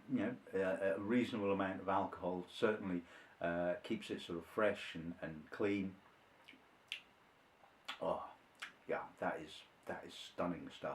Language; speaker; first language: English; native; English